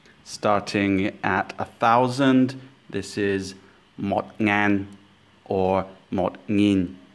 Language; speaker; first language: Vietnamese; non-native, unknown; English